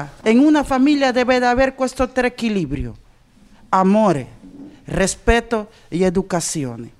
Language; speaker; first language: Italian; non-native, learner; Spanish